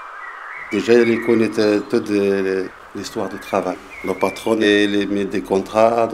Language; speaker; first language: French; non-native, learner; Arabic